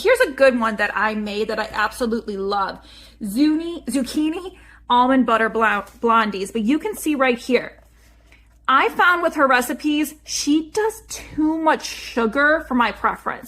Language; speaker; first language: English; native; English